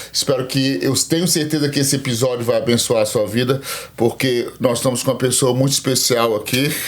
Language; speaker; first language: Portuguese; native; Portuguese